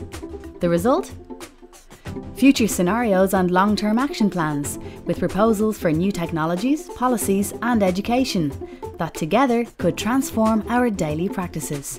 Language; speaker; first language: English; native; English